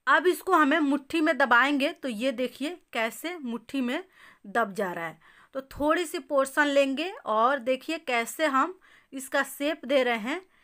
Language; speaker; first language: Hindi; native; Hindi